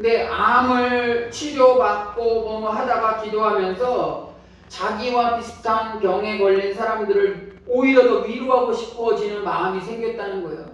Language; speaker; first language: Korean; native; Korean